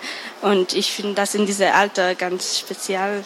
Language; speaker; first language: German; early bilingual, other home language; Hebrew